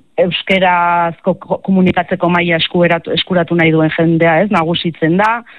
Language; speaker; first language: Basque; native; Basque